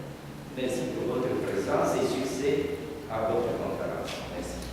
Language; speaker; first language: French; non-native, fluent; Romanian